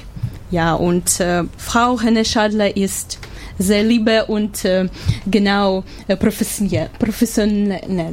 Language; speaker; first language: German; non-native, learner; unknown